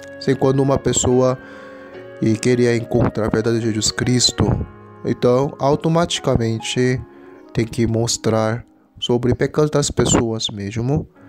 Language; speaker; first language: Portuguese; non-native, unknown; Korean